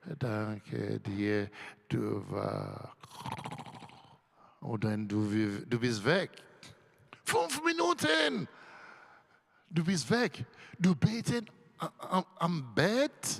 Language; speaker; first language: German; non-native, learner; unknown